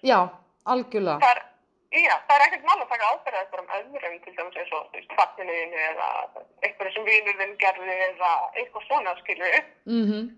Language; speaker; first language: Icelandic; non-native, fluent; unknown